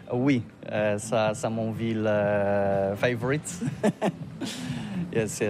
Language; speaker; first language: French; non-native, learner; Polish